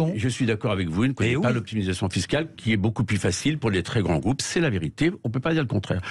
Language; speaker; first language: French; native; French